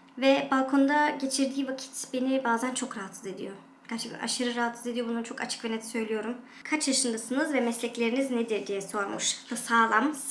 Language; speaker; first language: Turkish; early bilingual, heritage; Turkish